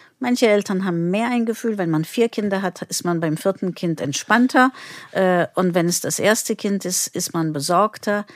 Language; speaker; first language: German; non-native, fluent; Turkish